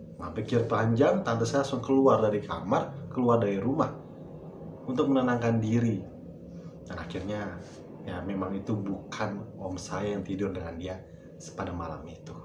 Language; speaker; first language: Indonesian; native; Indonesian